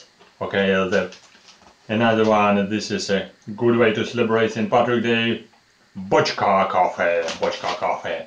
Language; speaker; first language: English; non-native, fluent; Russian